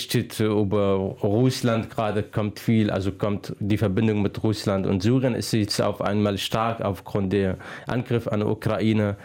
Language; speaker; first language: German; non-native, fluent; Arabic